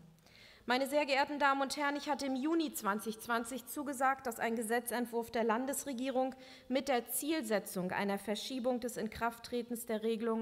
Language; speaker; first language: German; native; German